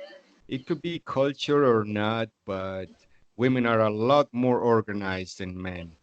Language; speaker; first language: English; non-native, fluent; Spanish